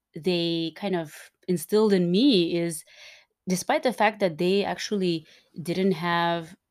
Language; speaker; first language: English; non-native, fluent; Turkmen